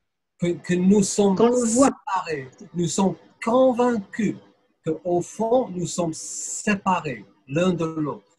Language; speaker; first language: French; non-native, fluent; English